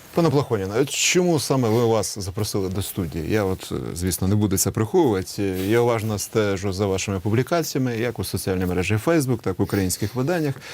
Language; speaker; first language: Ukrainian; native; Ukrainian